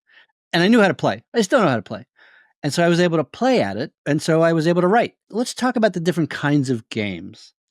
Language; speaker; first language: English; native; English